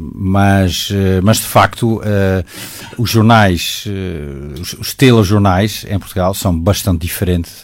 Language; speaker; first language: Portuguese; non-native, fluent; Dutch